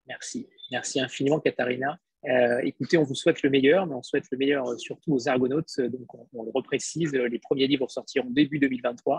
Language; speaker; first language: French; native; French